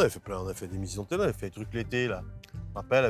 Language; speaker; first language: French; native; French